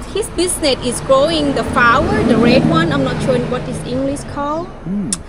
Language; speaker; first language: English; non-native, learner; Thai